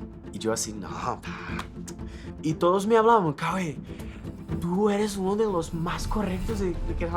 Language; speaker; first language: Spanish; non-native, fluent; Portuguese